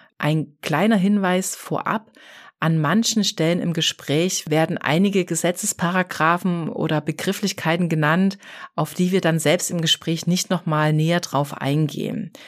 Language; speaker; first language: German; native; German